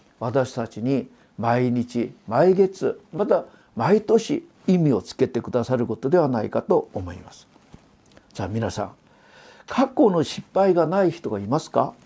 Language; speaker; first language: Japanese; non-native, fluent; Korean